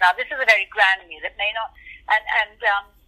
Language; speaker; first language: English; non-native, local second language; Urdu